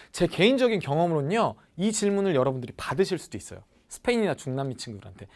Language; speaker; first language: Korean; native; Korean